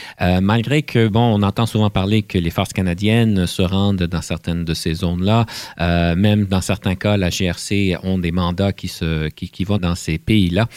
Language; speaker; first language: French; native; French